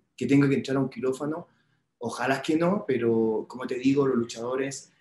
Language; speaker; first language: Spanish; native; Spanish